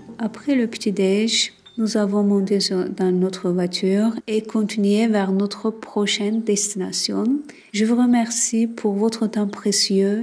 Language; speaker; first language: French; non-native, fluent; Turkish